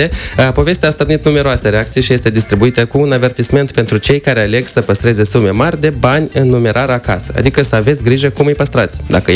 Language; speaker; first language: Romanian; native; Romanian